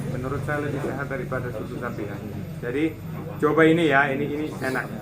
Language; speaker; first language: Indonesian; non-native, fluent; Serbian